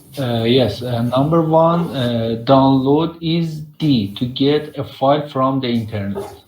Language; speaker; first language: English; non-native, learner; Persian